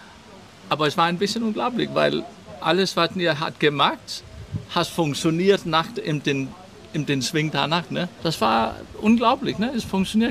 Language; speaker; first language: German; non-native, learner; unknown